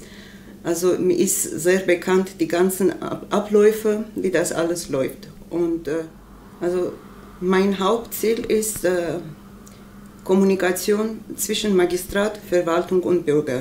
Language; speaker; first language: German; non-native, learner; Armenian